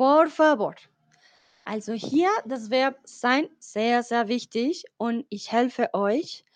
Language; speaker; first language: German; non-native, fluent; Spanish